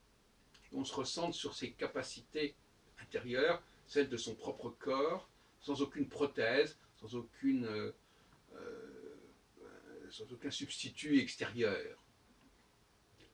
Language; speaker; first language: French; native; French